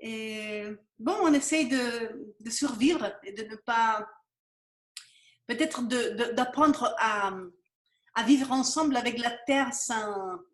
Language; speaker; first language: French; non-native, fluent; Spanish